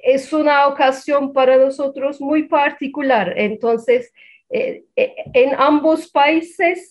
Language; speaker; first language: Spanish; non-native, fluent; Turkish